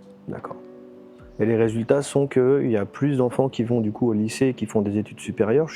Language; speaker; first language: French; native; French